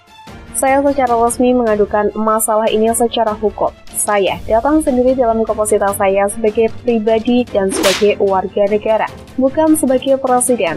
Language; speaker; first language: Indonesian; native; Indonesian